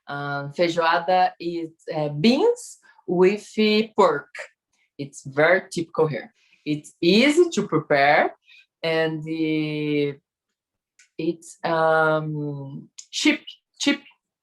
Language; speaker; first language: English; non-native, learner; Portuguese